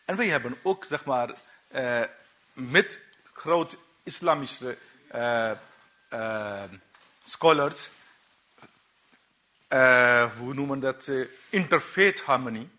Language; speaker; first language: Dutch; non-native, learner; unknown